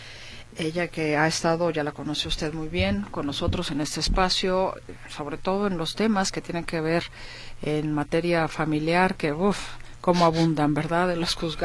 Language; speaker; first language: Spanish; native; Spanish